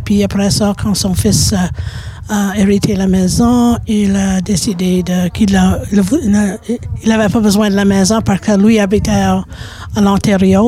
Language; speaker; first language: French; native; French